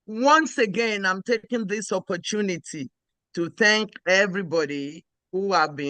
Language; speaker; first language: English; non-native, local second language; Yoruba